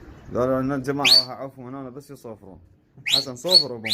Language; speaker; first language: Arabic; native; Arabic